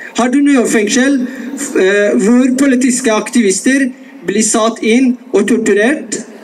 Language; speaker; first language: Norwegian; non-native, fluent; Persian